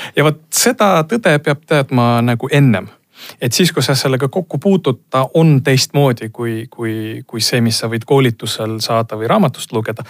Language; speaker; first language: Estonian; non-native, local second language; Russian